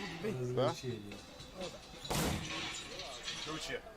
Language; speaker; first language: Russian; non-native, learner; English